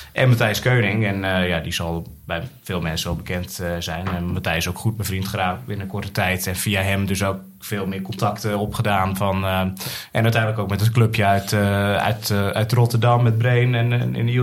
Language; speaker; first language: Dutch; native; Dutch